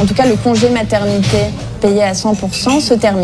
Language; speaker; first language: French; native; French